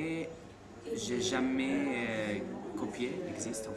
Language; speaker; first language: French; non-native, fluent; Italian